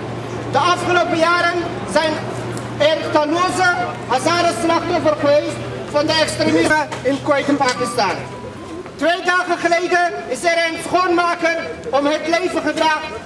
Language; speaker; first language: Dutch; non-native, fluent; Persian